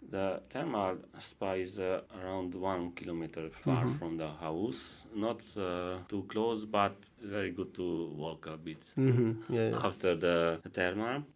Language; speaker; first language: English; non-native, learner; Hungarian